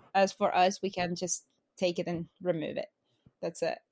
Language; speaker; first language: English; non-native, fluent; Lithuanian